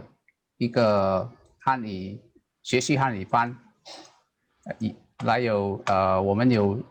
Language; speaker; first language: Chinese; non-native, learner; Indonesian